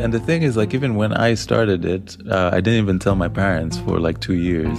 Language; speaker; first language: English; non-native, local second language; Swahili